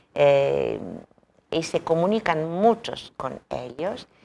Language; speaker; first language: Spanish; non-native, fluent; Greek